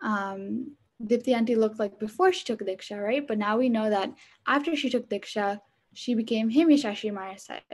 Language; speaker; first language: English; early bilingual, other home language; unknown